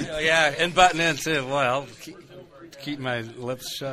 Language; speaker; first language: English; native; English